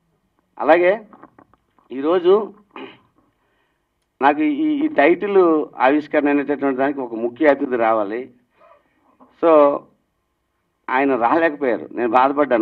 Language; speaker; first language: Telugu; native; Telugu